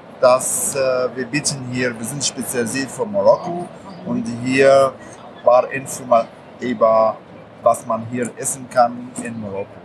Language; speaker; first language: German; non-native, learner; Arabic